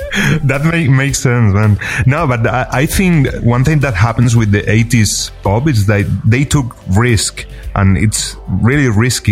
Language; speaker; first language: English; non-native, fluent; Spanish